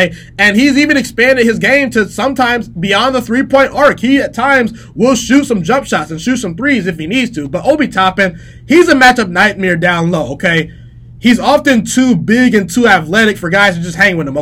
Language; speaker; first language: English; native; English